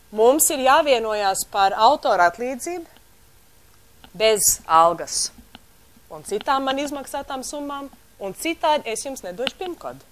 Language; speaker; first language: Latvian; early bilingual, heritage; Latvian